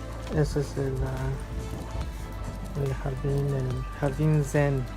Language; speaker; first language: Spanish; early bilingual, heritage; Spanish